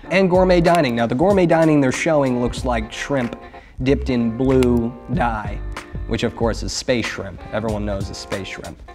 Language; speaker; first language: English; native; English